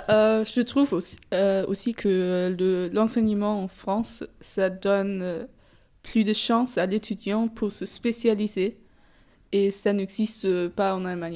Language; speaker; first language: French; non-native, fluent; German